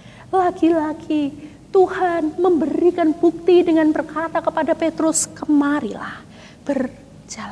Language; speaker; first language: Indonesian; native; Indonesian